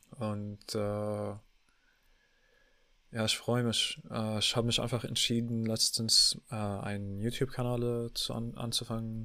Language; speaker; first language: German; non-native, learner; English